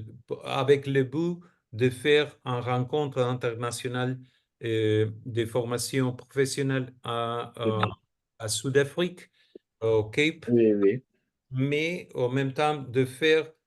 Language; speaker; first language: French; non-native, fluent; Spanish